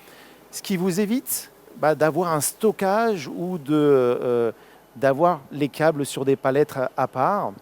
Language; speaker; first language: French; native; French